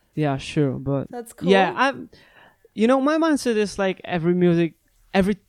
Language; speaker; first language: English; non-native, fluent; Polish